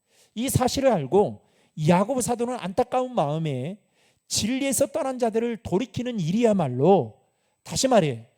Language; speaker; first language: Korean; native; Korean